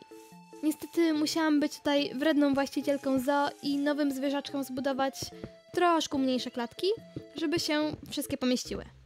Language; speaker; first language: Polish; native; Polish